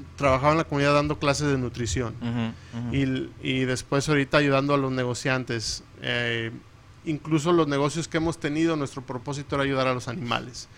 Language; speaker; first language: Spanish; early bilingual, heritage; Spanish